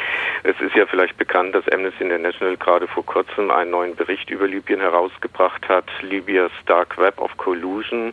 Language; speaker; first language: German; native; German